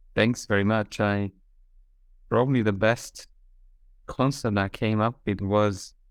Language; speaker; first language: English; non-native, fluent; Hungarian